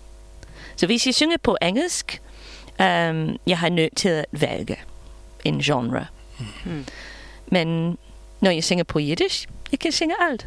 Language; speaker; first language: Danish; non-native, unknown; English